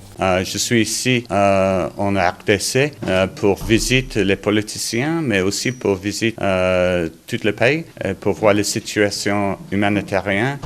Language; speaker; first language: French; non-native, learner; English